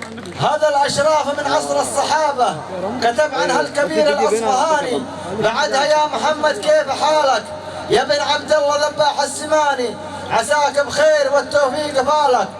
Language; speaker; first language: Arabic; native; Arabic